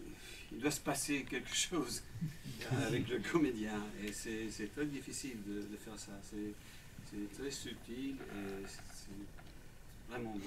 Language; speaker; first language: French; non-native, fluent; English